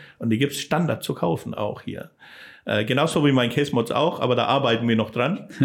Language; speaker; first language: German; non-native, fluent; English